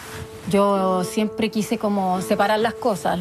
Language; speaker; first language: Spanish; native; Spanish